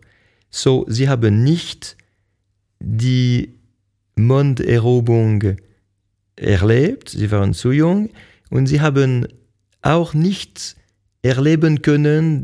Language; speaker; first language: German; non-native, local second language; French